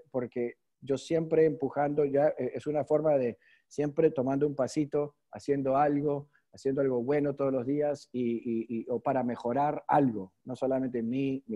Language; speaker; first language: Spanish; early bilingual, heritage; Spanish